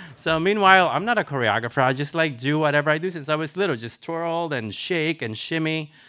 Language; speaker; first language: English; early bilingual, other home language; Spanish